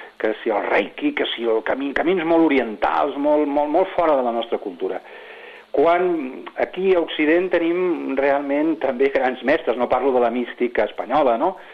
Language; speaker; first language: Catalan; non-native, local second language; Spanish